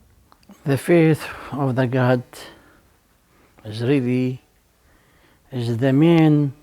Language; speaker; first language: English; non-native, learner; Arabic